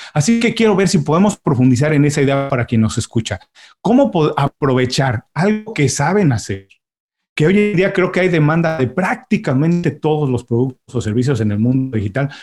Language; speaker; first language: Spanish; native; Spanish